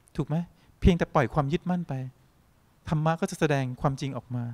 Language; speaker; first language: Thai; native; Thai